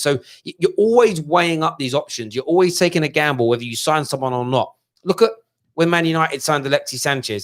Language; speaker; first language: English; native; English